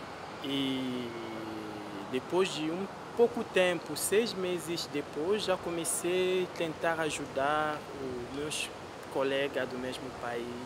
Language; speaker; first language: Portuguese; non-native, fluent; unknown